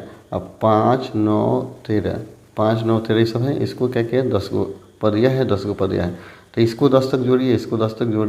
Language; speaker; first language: Hindi; native; Hindi